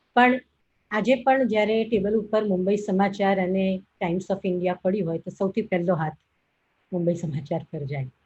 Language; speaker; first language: Gujarati; native; Gujarati